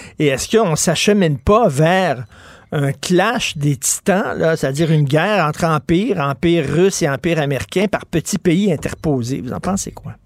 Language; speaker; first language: French; native; French